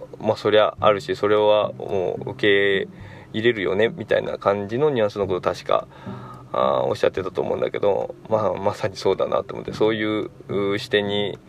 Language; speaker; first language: Japanese; native; Japanese